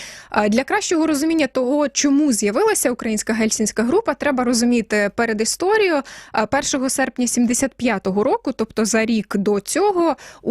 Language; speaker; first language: Ukrainian; native; Ukrainian